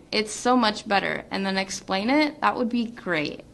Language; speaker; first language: English; native; English